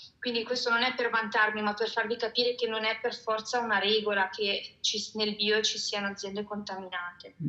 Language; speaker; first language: Italian; native; Italian